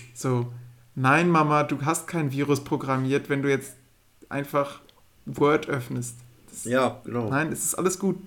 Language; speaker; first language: German; native; German